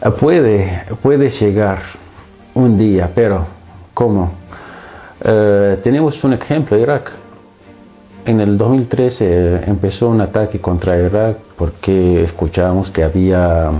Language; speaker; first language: Spanish; non-native, fluent; Arabic